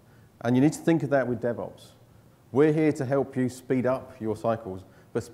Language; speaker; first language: English; native; English